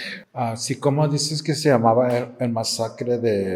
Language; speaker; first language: Spanish; early bilingual, heritage; Spanish